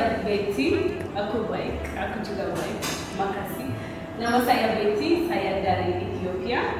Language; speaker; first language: Indonesian; non-native, learner; Amharic